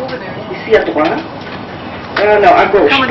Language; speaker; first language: French; non-native, learner; Dutch